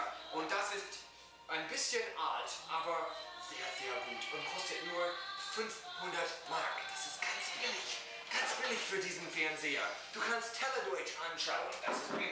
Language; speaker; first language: German; non-native, learner; English